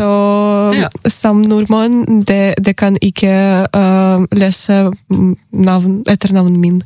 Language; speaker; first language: Norwegian; non-native, learner; Ukrainian